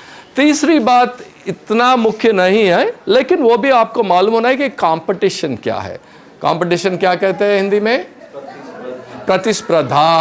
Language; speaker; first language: Hindi; non-native, local second language; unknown